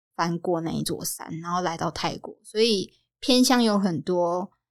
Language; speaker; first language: Chinese; native; Chinese